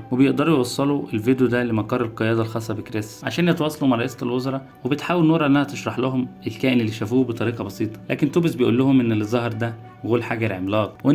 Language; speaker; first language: Arabic; native; Arabic